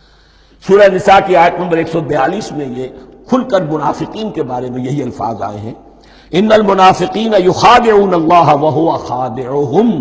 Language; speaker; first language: Urdu; native; Urdu